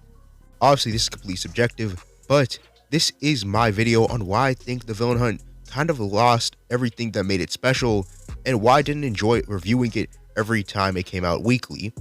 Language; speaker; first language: English; native; English